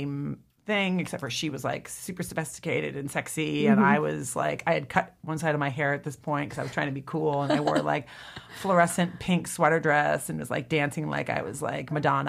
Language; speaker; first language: English; native; English